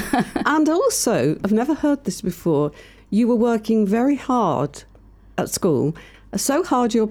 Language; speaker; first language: English; native; English